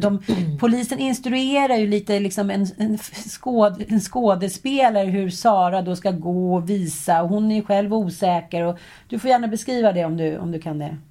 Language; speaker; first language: Swedish; native; Swedish